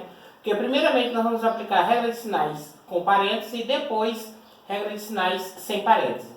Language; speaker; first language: Portuguese; native; Portuguese